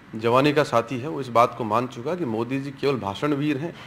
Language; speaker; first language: Hindi; native; Hindi